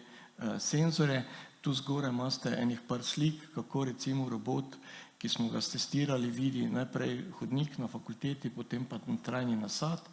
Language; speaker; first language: Slovenian; native; Slovenian